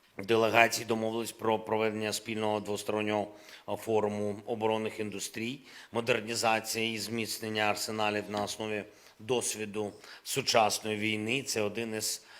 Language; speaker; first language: Ukrainian; non-native, local second language; Russian